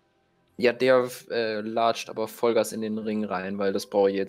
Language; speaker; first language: German; native; German